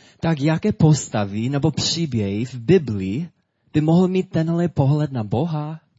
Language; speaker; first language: Czech; non-native, fluent; English